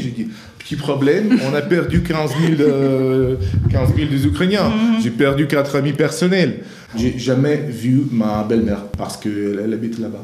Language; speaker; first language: French; non-native, fluent; Ukrainian